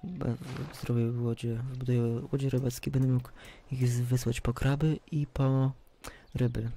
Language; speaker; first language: Polish; early bilingual, heritage; Polish